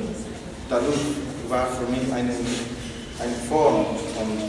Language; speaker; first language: German; non-native, fluent; Spanish